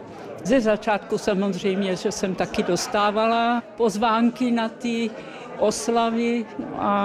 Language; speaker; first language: Czech; early bilingual, other home language; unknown